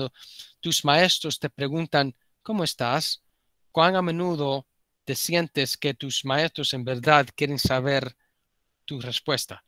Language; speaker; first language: Spanish; early bilingual, heritage; Spanish